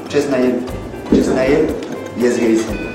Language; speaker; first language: Armenian; non-native, learner; French